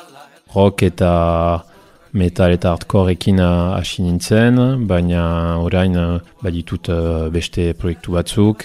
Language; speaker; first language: Basque; non-native, fluent; Italian